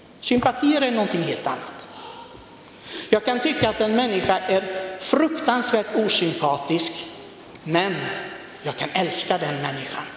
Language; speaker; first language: Swedish; non-native, fluent; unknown